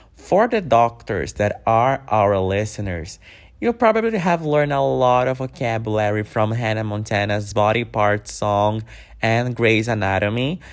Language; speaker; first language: English; non-native, fluent; Portuguese